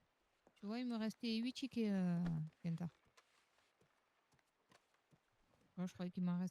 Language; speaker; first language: French; native; French